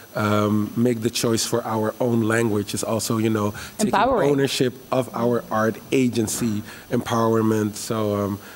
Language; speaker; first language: English; early bilingual, other home language; Dutch